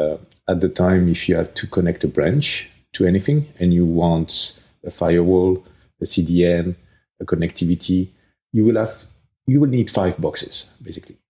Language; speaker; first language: English; non-native, fluent; French